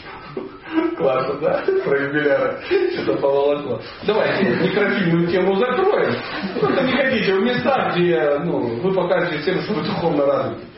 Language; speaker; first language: Russian; native; Russian